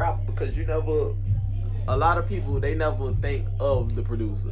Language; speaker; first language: English; native; English